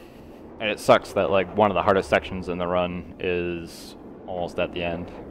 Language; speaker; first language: English; native; English